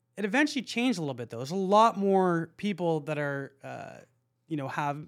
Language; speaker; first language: English; native; English